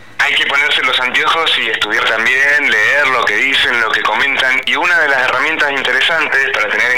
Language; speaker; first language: Spanish; native; Spanish